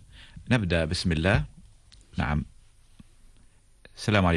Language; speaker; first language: Arabic; native; Arabic